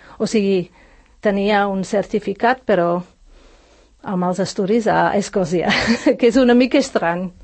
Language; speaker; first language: Catalan; non-native, fluent; English